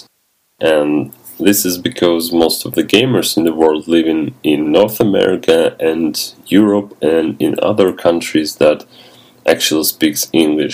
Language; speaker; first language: English; non-native, fluent; Russian